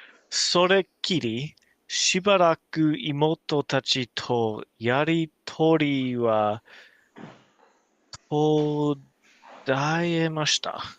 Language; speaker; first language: Japanese; non-native, learner; English